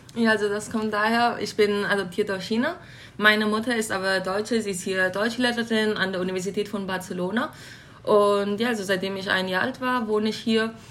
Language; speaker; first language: German; early bilingual, heritage; German